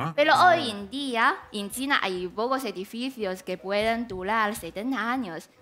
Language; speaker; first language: Spanish; non-native, fluent; Chinese